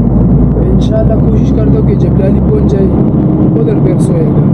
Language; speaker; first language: Hindi; non-native, local second language; Pashto